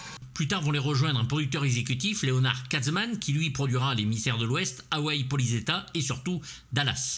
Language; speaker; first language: French; native; French